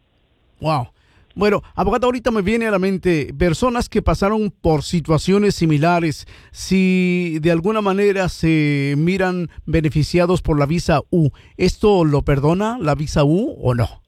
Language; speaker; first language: Spanish; native; Spanish